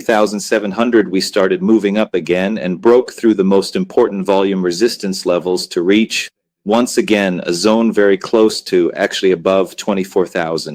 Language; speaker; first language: English; non-native, fluent; Italian